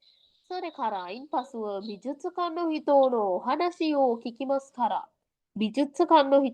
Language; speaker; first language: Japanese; non-native, fluent; Sinhala